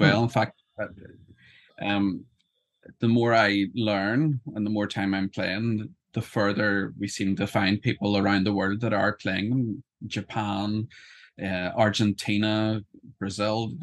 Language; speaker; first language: English; native; English